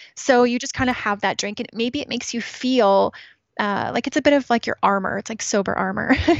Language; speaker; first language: English; native; English